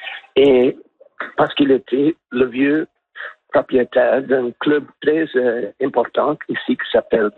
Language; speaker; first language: French; non-native, learner; English